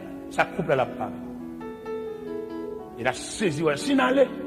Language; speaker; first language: French; non-native, local second language; Haitian Creole